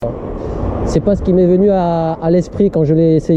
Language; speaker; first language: French; native; French